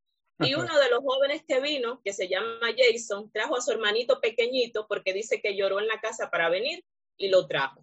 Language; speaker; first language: Spanish; native; Spanish